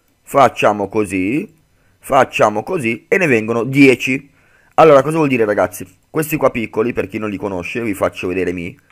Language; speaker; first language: Italian; native; Italian